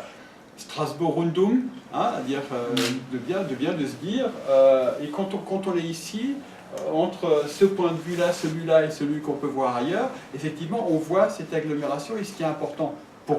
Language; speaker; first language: French; native; French